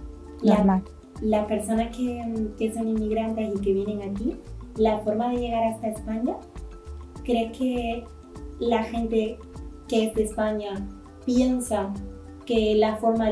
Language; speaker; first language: Spanish; native; Spanish